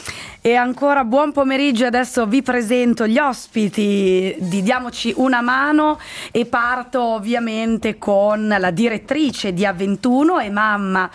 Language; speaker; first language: Italian; native; Italian